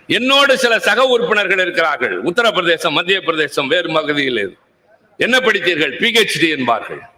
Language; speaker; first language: Tamil; native; Tamil